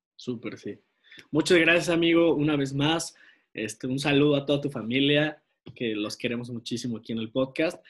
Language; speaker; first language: Spanish; native; Spanish